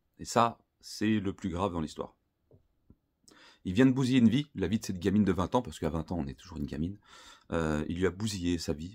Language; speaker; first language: French; native; French